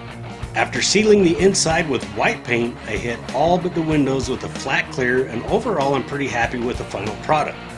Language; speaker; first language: English; native; English